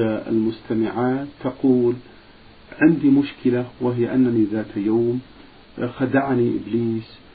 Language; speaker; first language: Arabic; native; Arabic